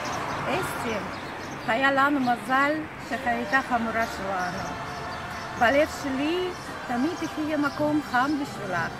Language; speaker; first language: Hebrew; non-native, learner; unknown